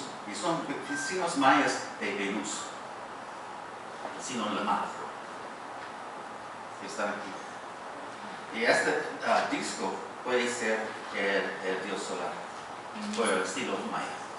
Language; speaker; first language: Spanish; non-native, fluent; English